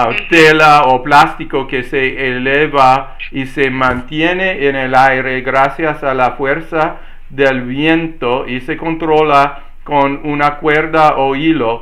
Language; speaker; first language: Spanish; non-native, fluent; English